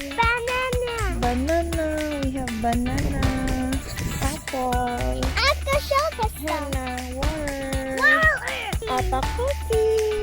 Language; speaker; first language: English; non-native, learner; Filipino